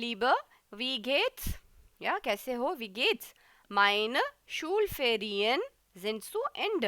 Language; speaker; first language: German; non-native, fluent; Hindi